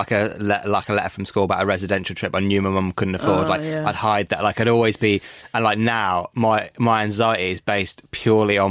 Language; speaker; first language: English; native; English